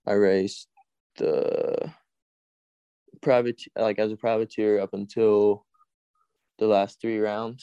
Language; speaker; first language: English; native; English